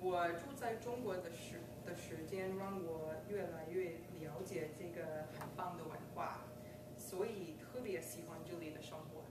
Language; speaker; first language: Chinese; non-native, fluent; English